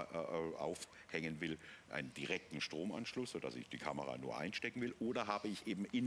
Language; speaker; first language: German; native; German